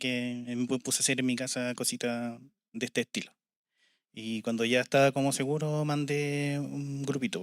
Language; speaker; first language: Spanish; native; Spanish